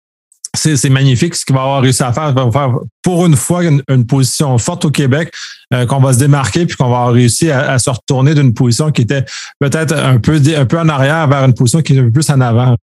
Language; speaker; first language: French; native; French